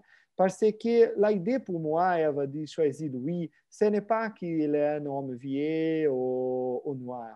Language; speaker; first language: French; non-native, fluent; Portuguese